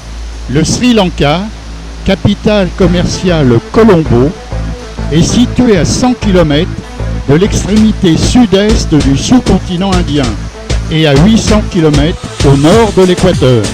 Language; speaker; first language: French; native; French